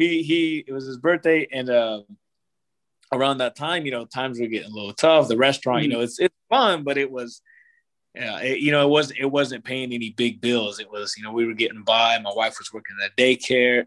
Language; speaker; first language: English; native; English